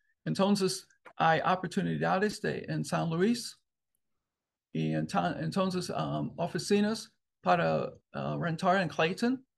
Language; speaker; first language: Spanish; non-native, learner; English